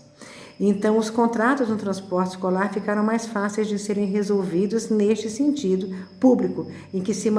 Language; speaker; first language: Portuguese; native; Portuguese